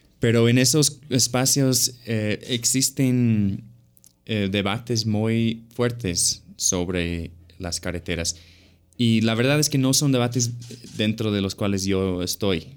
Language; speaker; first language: Spanish; non-native, fluent; English